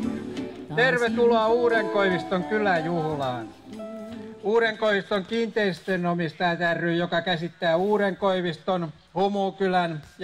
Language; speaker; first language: Finnish; native; Finnish